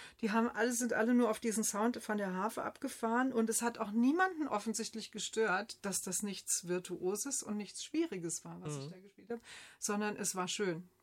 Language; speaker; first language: German; native; German